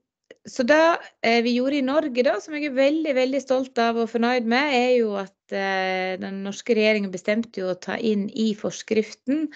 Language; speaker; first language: Norwegian; native; Norwegian